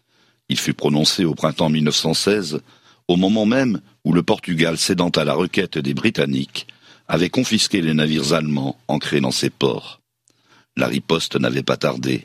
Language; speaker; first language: French; native; French